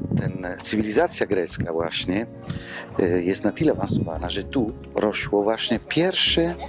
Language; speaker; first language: Polish; non-native, fluent; Italian